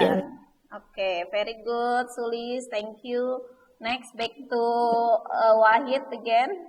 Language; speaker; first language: English; non-native, learner; Indonesian